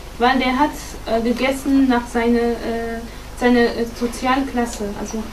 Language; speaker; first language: German; non-native, fluent; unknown